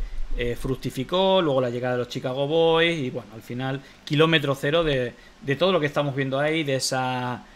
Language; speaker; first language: Spanish; native; Spanish